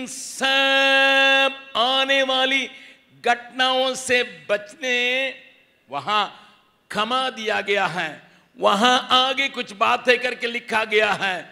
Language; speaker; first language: Hindi; non-native, local second language; Tamil